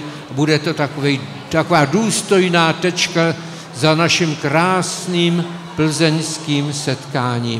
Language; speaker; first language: Czech; native; Czech